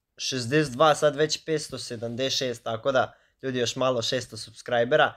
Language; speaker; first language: Serbian; native; Serbian